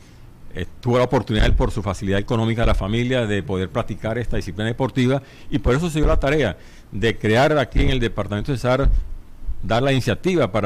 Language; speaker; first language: Spanish; native; Spanish